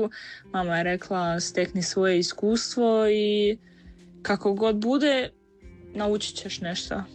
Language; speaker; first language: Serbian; early bilingual, heritage; Croatian